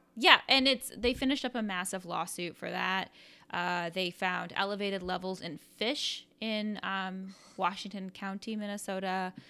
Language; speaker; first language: English; native; English